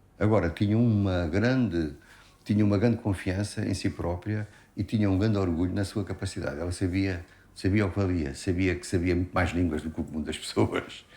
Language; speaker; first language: Portuguese; native; Portuguese